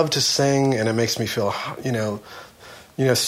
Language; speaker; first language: English; native; English